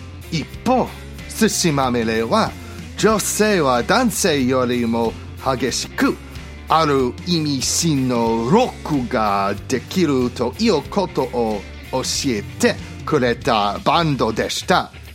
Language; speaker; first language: Japanese; non-native, learner; English